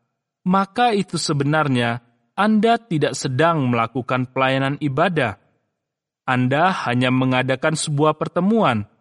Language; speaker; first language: Indonesian; native; Indonesian